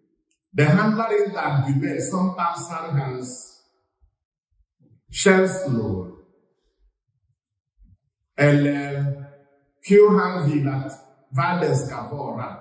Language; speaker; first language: Swedish; non-native, fluent; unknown